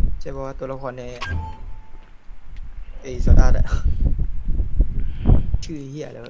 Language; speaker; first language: Thai; native; Thai